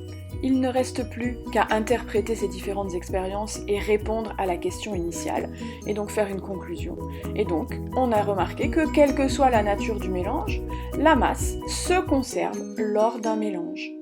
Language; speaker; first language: French; native; French